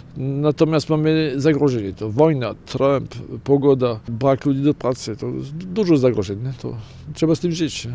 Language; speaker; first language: Polish; non-native, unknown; French